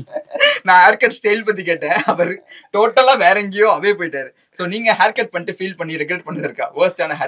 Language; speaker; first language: Tamil; native; Tamil